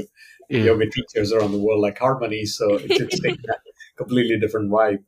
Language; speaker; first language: English; non-native, local second language; Malayalam